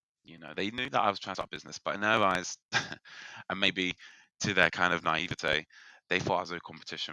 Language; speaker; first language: English; native; English